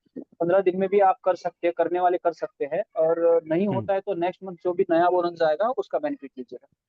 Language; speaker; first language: Hindi; non-native, local second language; Gujarati